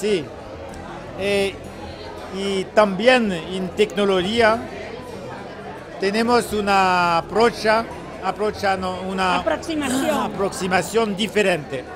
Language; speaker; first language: Spanish; non-native, learner; French